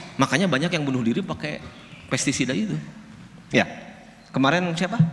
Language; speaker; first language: Indonesian; non-native, local second language; Sundanese